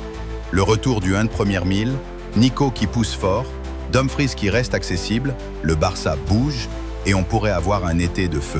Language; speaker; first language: French; native; French